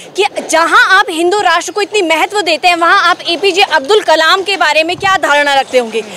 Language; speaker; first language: Hindi; native; Hindi